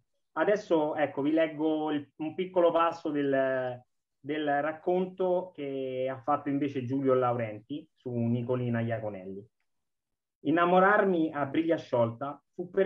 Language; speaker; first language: Italian; native; Italian